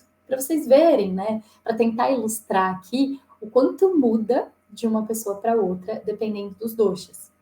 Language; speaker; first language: Portuguese; native; Portuguese